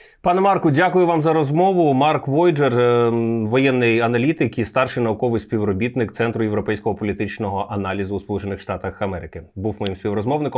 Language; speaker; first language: Ukrainian; native; Ukrainian